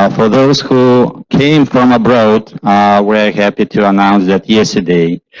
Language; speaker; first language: English; non-native, fluent; Lithuanian